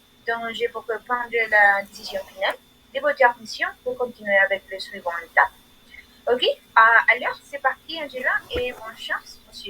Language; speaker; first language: French; non-native, learner; Spanish